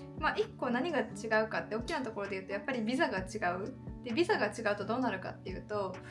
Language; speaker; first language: Japanese; native; Japanese